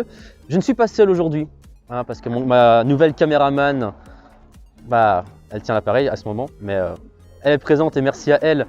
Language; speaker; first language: French; native; French